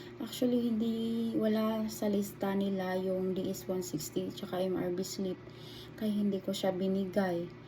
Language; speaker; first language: Filipino; non-native, local second language; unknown